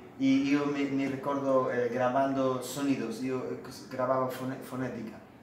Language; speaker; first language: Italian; non-native, learner; Galician